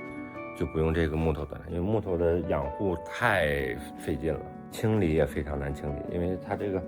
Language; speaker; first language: Chinese; native; Chinese